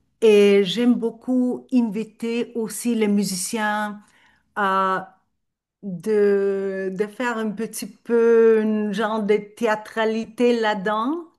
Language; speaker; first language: French; non-native, fluent; Turkish